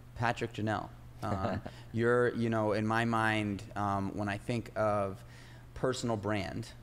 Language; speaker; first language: English; native; English